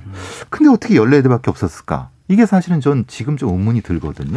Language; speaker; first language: Korean; native; Korean